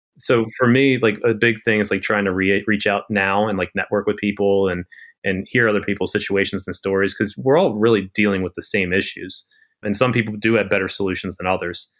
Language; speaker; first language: English; native; English